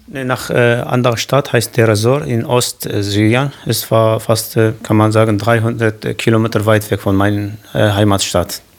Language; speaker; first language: German; non-native, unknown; Kurdish